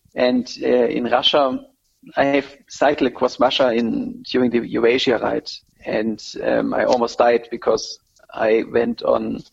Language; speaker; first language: English; non-native, fluent; German